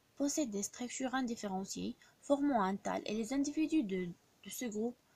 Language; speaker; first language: French; non-native, local second language; Arabic